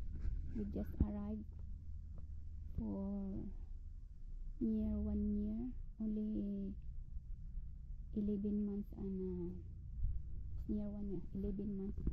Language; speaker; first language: English; non-native, learner; Filipino